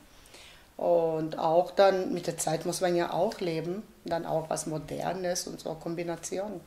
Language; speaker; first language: German; non-native, fluent; Bosnian